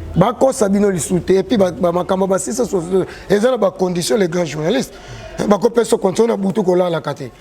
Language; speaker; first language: Lingala; non-native, local second language; Kongo